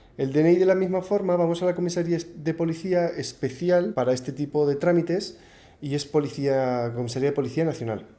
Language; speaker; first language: Spanish; native; Spanish